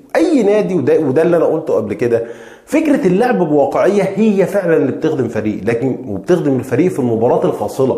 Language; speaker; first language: Arabic; native; Arabic